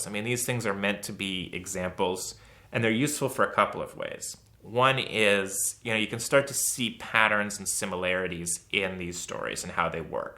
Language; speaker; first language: English; native; English